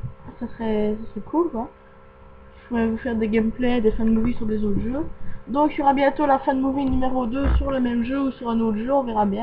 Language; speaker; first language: French; native; French